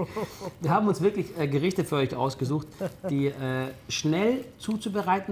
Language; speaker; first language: German; early bilingual, other home language; Italian